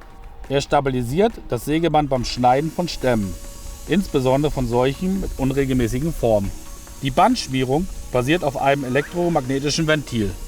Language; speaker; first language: German; native; German